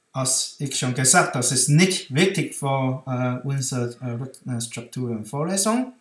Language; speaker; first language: German; non-native, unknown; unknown